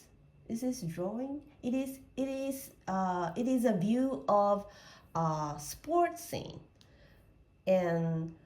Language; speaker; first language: English; non-native, learner; Japanese